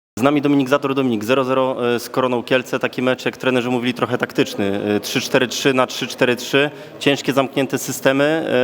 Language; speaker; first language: Polish; native; Polish